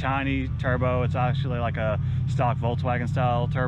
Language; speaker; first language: English; native; English